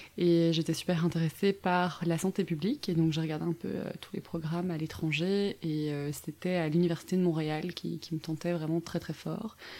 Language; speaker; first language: French; native; French